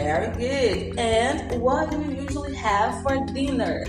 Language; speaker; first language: English; non-native, fluent; Portuguese